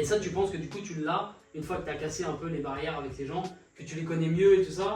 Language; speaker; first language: French; native; French